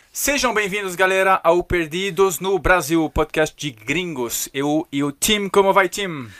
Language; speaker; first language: Portuguese; non-native, fluent; French